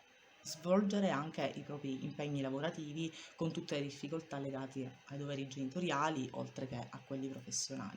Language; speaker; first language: Italian; native; Italian